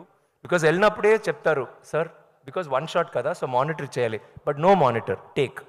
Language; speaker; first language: Telugu; non-native, learner; Tamil